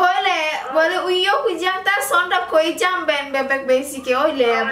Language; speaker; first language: Turkish; non-native, learner; Indonesian